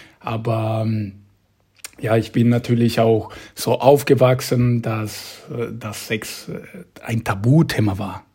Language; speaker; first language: German; non-native, fluent; Spanish